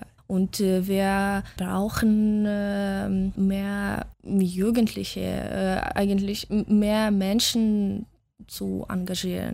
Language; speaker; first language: German; non-native, fluent; Russian